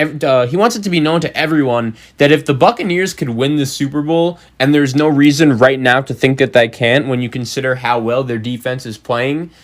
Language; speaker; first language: English; native; English